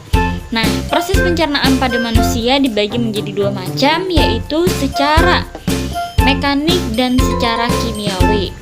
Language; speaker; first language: Indonesian; native; Indonesian